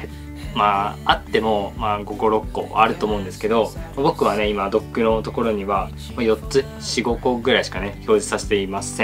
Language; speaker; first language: Japanese; native; Japanese